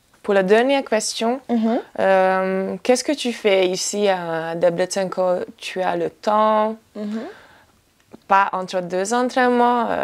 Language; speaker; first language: French; non-native, learner; Hungarian